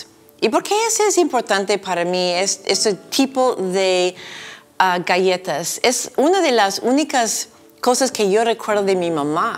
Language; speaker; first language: Spanish; non-native, fluent; English